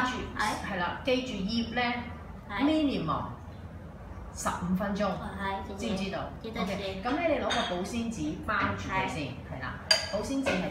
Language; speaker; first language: Cantonese; native; Cantonese